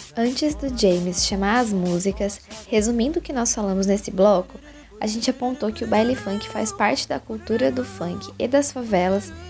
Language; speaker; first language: Portuguese; native; Portuguese